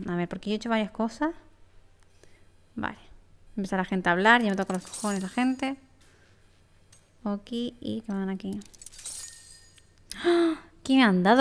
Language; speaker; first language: Spanish; native; Spanish